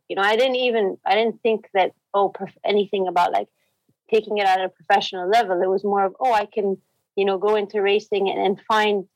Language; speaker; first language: English; non-native, fluent; Arabic